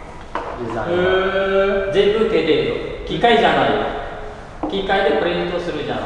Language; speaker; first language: Japanese; non-native, learner; Indonesian